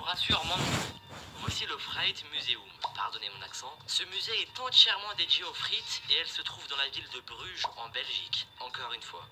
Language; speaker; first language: French; native; French